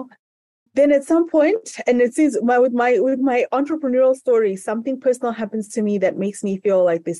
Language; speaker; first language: English; non-native, local second language; Shona